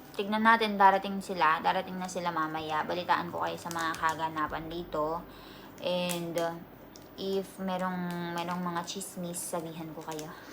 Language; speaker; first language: Filipino; native; Filipino